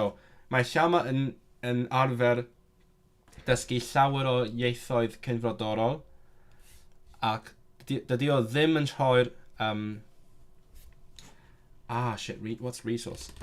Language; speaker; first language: Welsh; non-native, learner; Cantonese